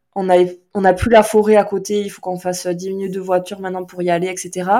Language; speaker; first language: French; native; French